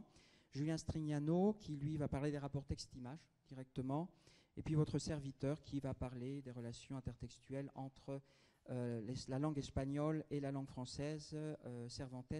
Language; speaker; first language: French; native; French